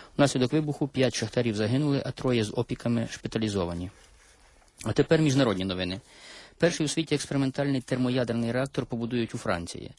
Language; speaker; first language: Ukrainian; native; Ukrainian